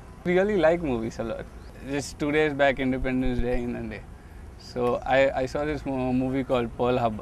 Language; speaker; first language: English; non-native, local second language; Telugu